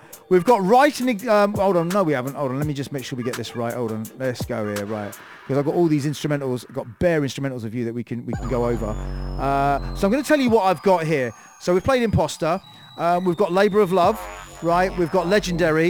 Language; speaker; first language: English; native; English